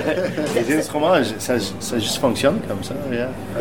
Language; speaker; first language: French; non-native, local second language; English